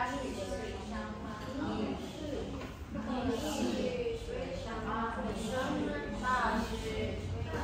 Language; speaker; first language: Chinese; non-native, learner; Filipino